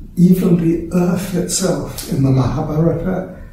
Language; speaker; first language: English; native; English